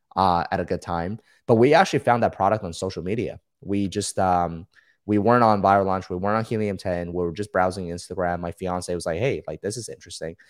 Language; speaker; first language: English; early bilingual, other home language; Chinese